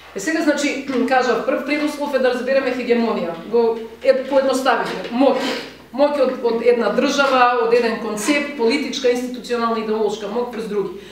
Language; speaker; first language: Macedonian; native; Macedonian